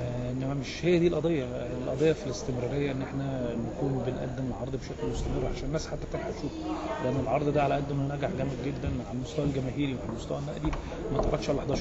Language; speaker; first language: Arabic; native; Arabic